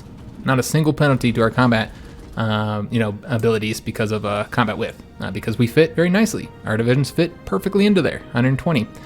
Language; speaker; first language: English; native; English